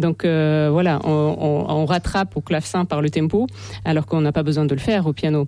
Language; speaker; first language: French; non-native, fluent; Ukrainian